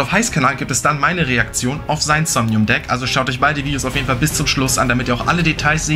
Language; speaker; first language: German; native; German